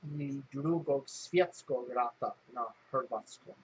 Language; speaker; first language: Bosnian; non-native, learner; English